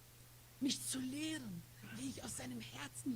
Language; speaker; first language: German; non-native, fluent; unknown